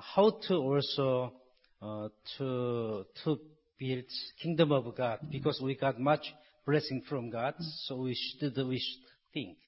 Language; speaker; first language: English; non-native, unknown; Korean